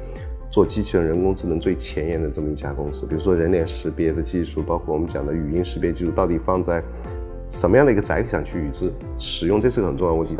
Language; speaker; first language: Chinese; native; Chinese